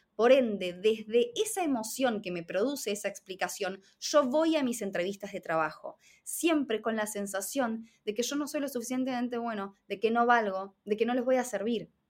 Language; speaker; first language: Spanish; native; Spanish